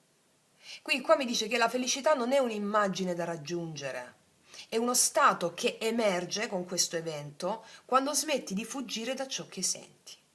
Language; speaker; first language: Italian; native; Italian